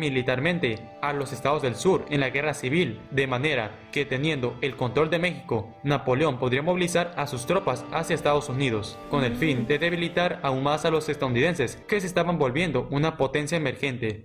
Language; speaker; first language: Spanish; native; Spanish